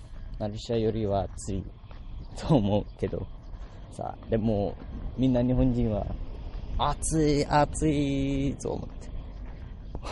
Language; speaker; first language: Japanese; non-native, learner; Malay